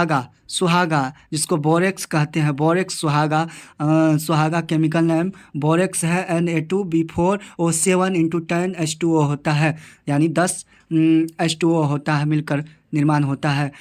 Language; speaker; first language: Hindi; native; Hindi